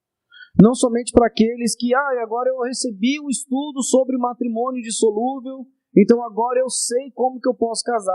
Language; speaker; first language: Portuguese; native; Portuguese